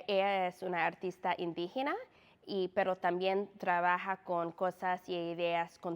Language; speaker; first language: Spanish; non-native, fluent; English